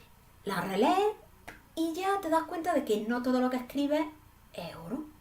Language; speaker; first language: Spanish; native; Spanish